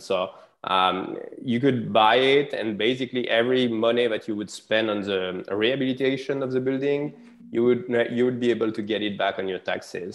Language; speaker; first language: English; non-native, fluent; French